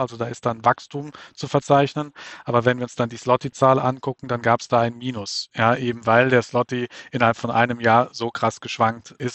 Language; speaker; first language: German; native; German